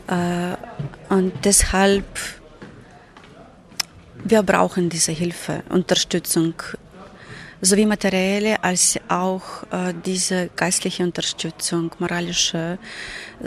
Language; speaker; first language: German; non-native, fluent; Ukrainian